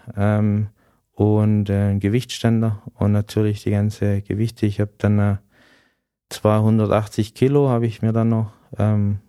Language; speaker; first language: German; native; German